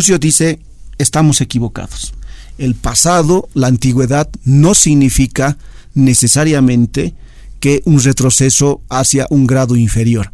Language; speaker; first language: Spanish; native; Spanish